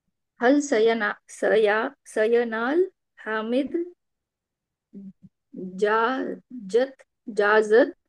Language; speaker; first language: Arabic; non-native, learner; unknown